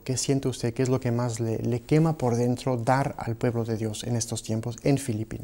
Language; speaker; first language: Spanish; native; Spanish